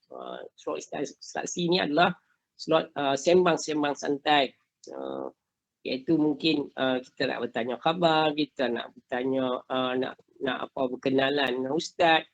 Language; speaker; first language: Malay; native; Malay